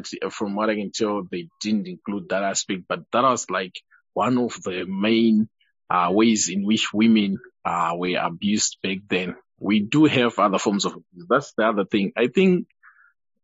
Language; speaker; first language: English; non-native, local second language; Shona